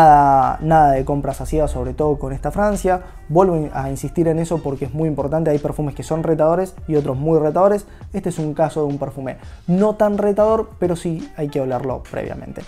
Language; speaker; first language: Spanish; native; Spanish